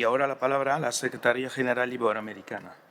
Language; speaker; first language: Spanish; non-native, fluent; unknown